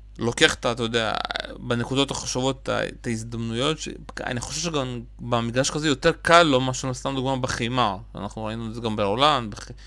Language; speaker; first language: Hebrew; early bilingual, other home language; Russian